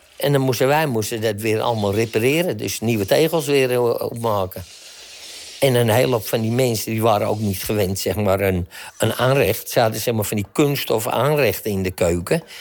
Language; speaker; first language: Dutch; native; Dutch